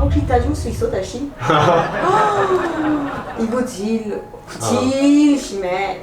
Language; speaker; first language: Korean; non-native, learner; French